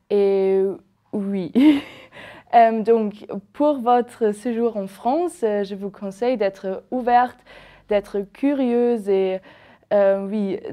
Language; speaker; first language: French; non-native, fluent; German